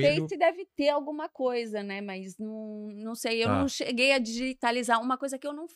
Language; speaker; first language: Portuguese; native; Portuguese